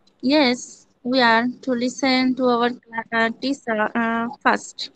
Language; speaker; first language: English; non-native, learner; Bangla